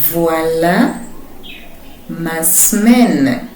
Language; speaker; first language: French; non-native, fluent; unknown